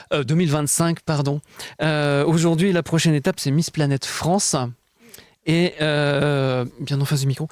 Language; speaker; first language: French; native; French